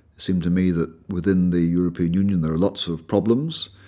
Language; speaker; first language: English; native; English